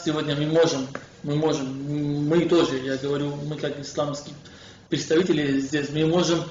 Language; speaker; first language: Russian; non-native, fluent; Kurdish